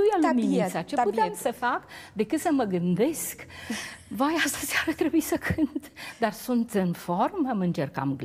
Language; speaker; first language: Romanian; native; Romanian